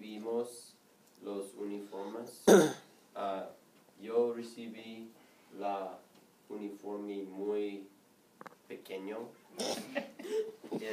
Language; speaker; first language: Spanish; non-native, learner; English